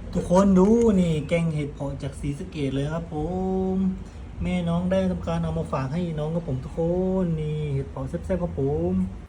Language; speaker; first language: Thai; non-native, local second language; Northern Khmer